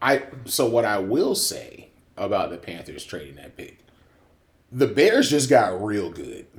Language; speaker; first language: English; native; English